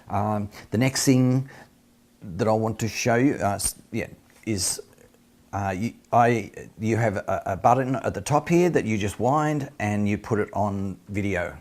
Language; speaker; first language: English; native; English